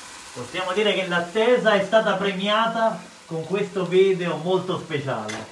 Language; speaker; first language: Italian; native; Italian